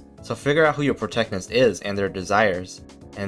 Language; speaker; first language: English; native; English